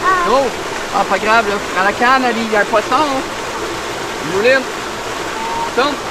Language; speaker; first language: French; native; French